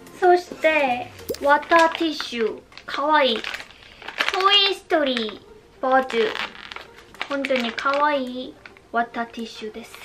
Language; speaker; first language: Japanese; non-native, learner; Korean